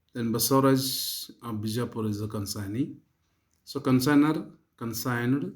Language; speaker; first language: English; non-native, local second language; Kannada